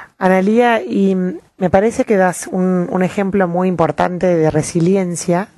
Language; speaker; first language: Spanish; native; Spanish